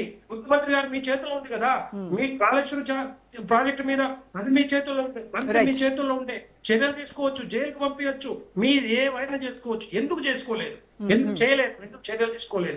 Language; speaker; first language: Telugu; native; Telugu